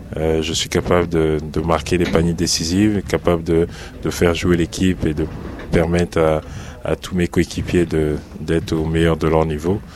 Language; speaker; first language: French; native; French